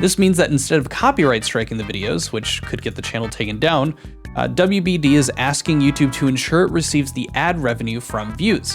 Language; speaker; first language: English; native; English